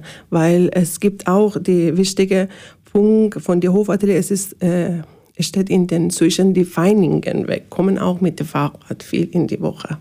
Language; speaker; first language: German; non-native, learner; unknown